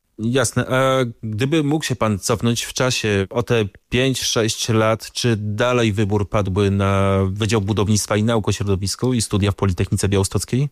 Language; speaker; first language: Polish; native; Polish